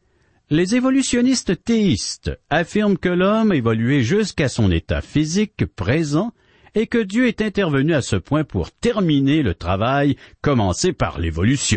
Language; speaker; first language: French; native; French